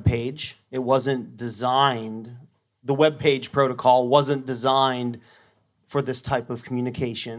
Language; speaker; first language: English; native; English